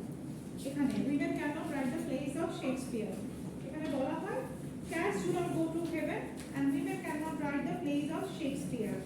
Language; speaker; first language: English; non-native, local second language; Bangla